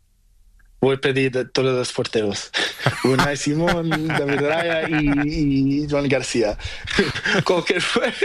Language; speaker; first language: Spanish; non-native, learner; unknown